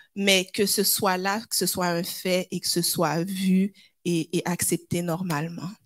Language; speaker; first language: French; native; French